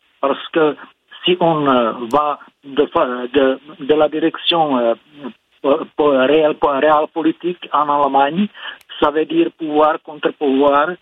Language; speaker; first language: French; non-native, fluent; Czech